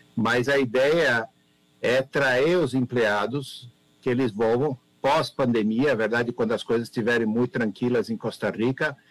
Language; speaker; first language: Spanish; non-native, learner; Portuguese